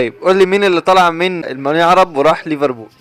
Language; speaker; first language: Arabic; native; Arabic